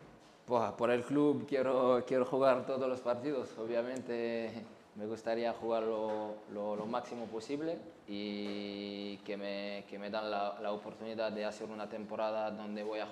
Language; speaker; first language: Spanish; non-native, learner; French